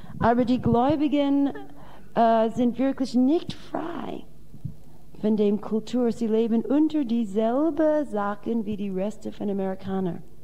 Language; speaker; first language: German; non-native, fluent; English